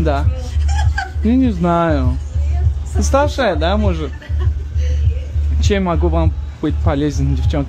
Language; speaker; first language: Russian; non-native, fluent; Tajik